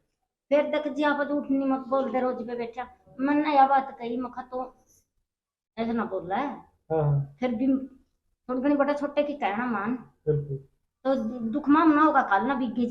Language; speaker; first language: Hindi; non-native, local second language; Haryanvi